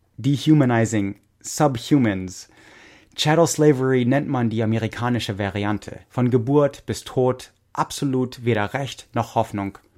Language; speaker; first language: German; non-native, fluent; English